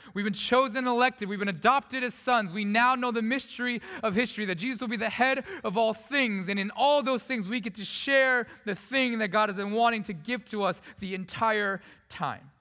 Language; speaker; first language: English; early bilingual, other home language; Korean